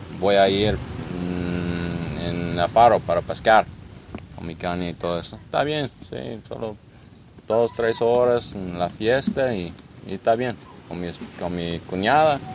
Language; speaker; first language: Spanish; non-native, learner; English